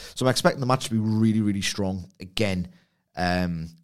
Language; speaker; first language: English; native; English